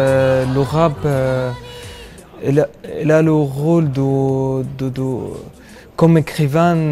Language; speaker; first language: French; non-native, learner; Arabic